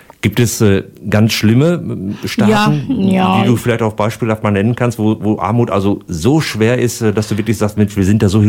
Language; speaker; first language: German; native; German